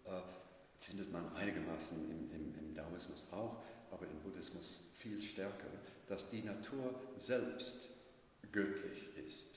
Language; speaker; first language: German; non-native, fluent; English